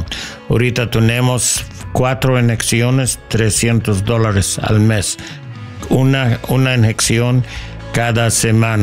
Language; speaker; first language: Spanish; non-native, learner; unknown